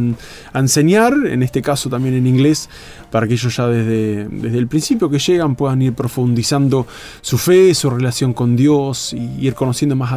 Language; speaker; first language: Spanish; native; Spanish